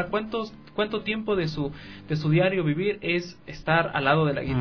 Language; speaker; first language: Spanish; native; Spanish